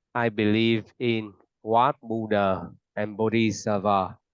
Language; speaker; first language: English; non-native, fluent; Vietnamese